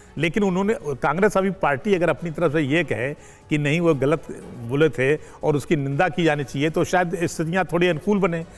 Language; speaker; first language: Hindi; native; Hindi